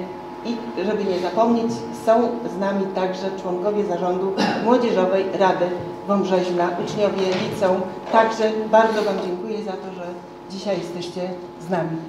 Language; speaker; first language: Polish; native; Polish